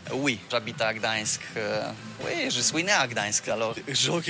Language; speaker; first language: French; non-native, learner; Polish